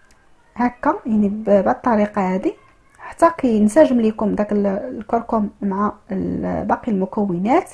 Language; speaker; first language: Arabic; native; Arabic